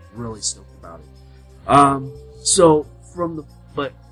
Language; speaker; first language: English; native; English